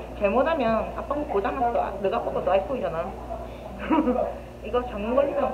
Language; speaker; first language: Korean; non-native, fluent; Indonesian